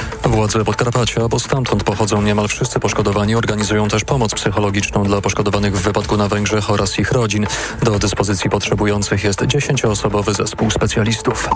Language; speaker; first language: Polish; native; Polish